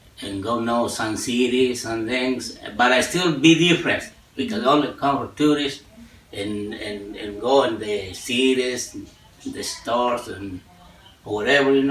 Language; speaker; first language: English; non-native, learner; Spanish